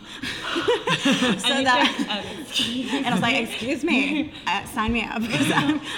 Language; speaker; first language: English; non-native, fluent; Hebrew